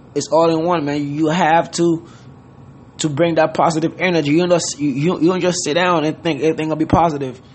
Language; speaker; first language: English; non-native, fluent; Haitian Creole